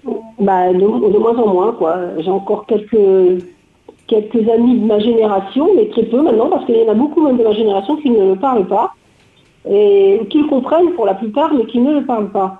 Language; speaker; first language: French; native; French